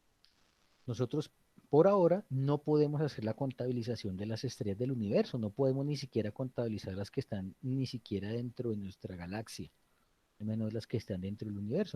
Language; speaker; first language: Spanish; native; Spanish